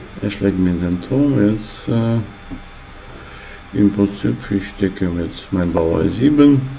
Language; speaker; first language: German; non-native, fluent; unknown